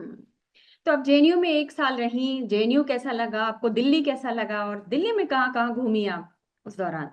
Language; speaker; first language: Hindi; native; Hindi